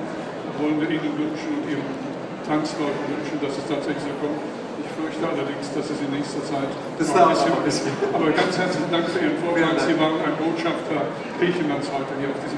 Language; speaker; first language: German; native; German